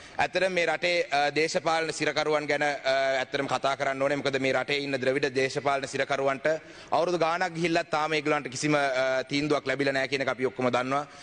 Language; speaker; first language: Sinhala; non-native, local second language; Tamil